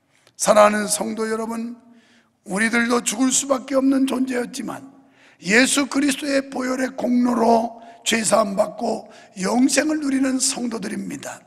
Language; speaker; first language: Korean; native; Korean